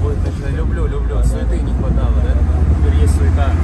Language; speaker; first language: Russian; native; Russian